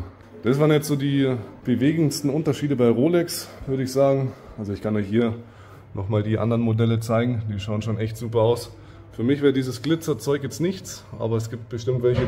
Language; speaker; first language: German; native; German